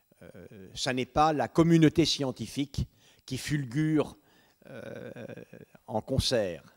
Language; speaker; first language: French; native; French